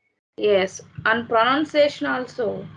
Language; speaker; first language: English; non-native, learner; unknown